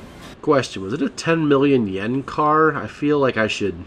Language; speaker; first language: English; native; English